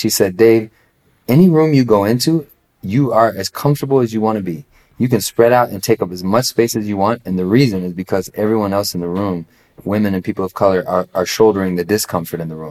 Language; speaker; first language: English; native; English